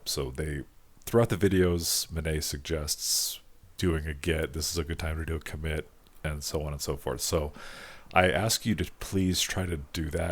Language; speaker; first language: English; native; English